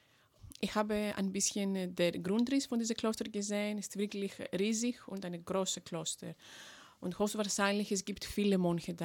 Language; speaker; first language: German; non-native, fluent; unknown